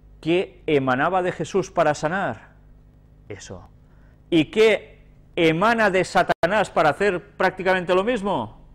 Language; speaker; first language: Spanish; native; Spanish